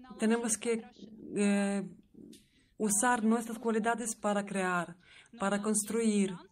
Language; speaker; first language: Spanish; non-native, learner; Russian